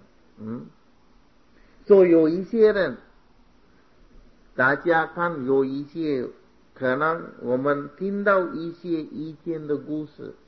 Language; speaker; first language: Chinese; non-native, fluent; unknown